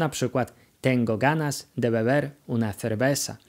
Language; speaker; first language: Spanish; non-native, fluent; Polish